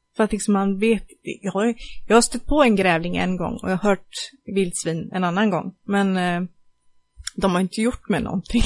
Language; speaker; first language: Swedish; native; Swedish